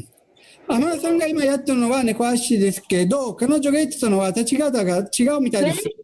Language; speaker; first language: Japanese; non-native, fluent; Italian